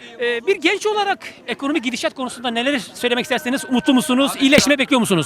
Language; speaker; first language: Turkish; native; Turkish